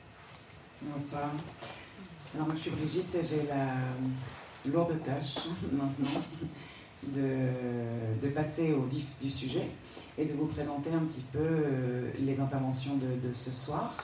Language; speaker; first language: French; native; French